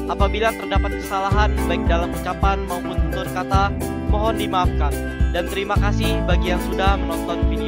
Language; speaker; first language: Indonesian; native; Indonesian